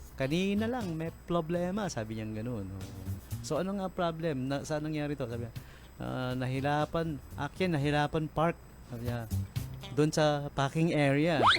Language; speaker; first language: Filipino; native; Filipino